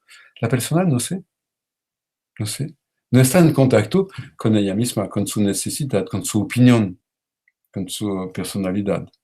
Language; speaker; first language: Spanish; non-native, learner; French